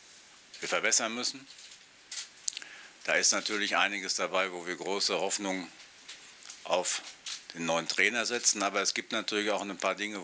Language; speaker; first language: German; native; German